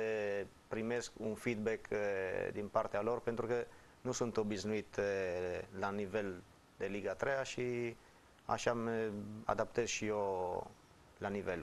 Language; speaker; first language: Romanian; non-native, fluent; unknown